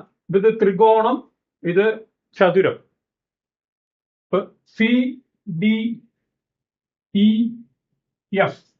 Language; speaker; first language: Malayalam; native; Malayalam